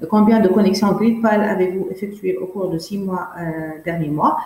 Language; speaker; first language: French; non-native, local second language; Arabic